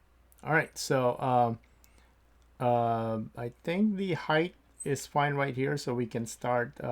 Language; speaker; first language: English; native; English